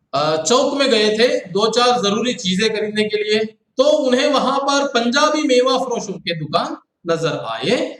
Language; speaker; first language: Hindi; non-native, local second language; Kannada